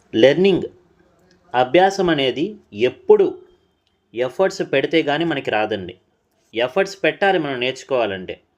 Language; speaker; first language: Telugu; non-native, local second language; Urdu